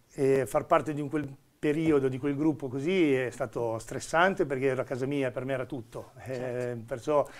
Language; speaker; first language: Italian; native; Italian